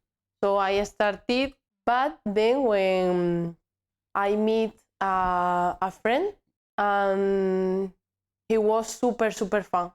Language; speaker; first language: English; non-native, learner; Spanish